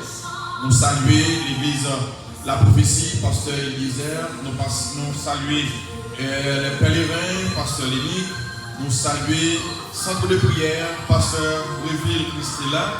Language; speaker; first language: French; non-native, local second language; Haitian Creole